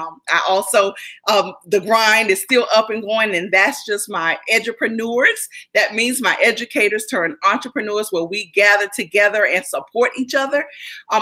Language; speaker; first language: English; native; English